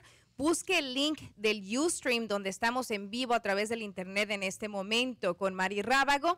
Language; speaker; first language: Spanish; native; Spanish